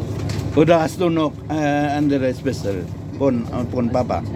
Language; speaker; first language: German; non-native, learner; Filipino